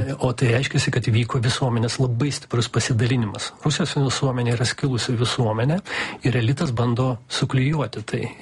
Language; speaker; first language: Lithuanian; non-native, local second language; Russian